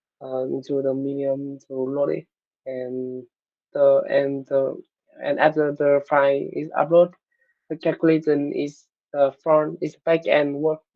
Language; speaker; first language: English; non-native, learner; Vietnamese